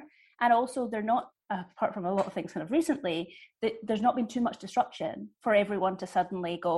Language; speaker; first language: English; native; English